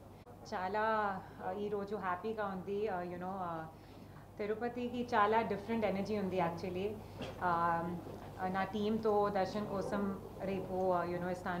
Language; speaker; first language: Telugu; non-native, learner; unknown